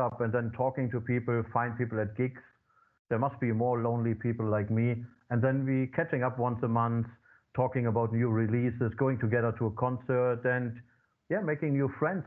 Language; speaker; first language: English; non-native, fluent; German